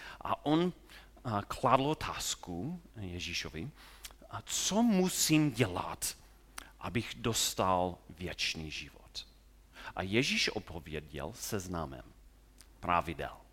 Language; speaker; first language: Czech; non-native, fluent; English